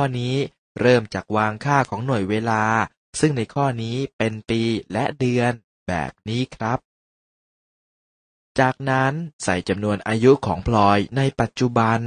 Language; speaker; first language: Thai; native; Thai